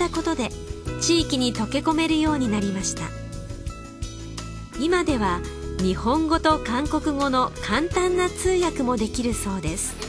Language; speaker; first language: Japanese; native; Japanese